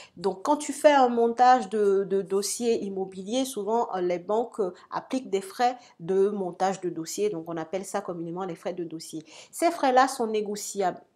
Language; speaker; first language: French; native; French